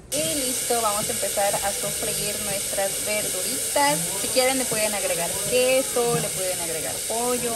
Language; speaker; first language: Spanish; native; Spanish